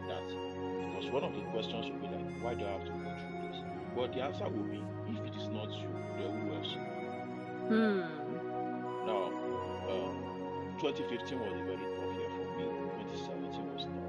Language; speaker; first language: English; non-native, local second language; Yoruba